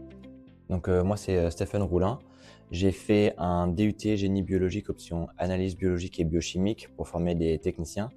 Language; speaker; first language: French; native; French